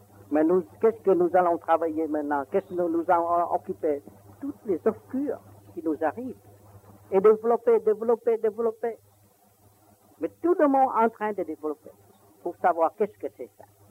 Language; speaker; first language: French; non-native, learner; Vietnamese